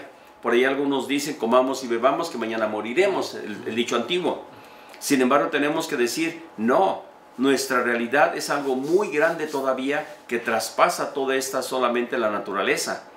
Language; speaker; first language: Spanish; native; Spanish